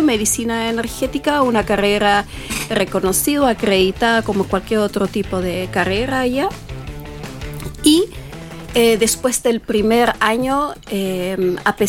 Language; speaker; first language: Spanish; non-native, fluent; Dutch